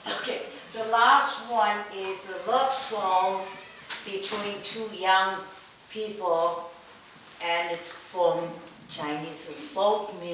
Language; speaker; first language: English; non-native, learner; Chinese